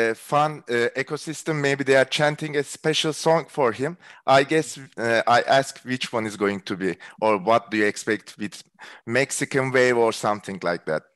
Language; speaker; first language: English; non-native, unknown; Turkish